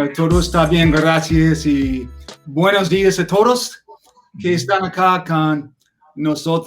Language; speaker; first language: Spanish; non-native, learner; English